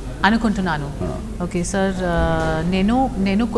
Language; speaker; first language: Telugu; non-native, learner; Hindi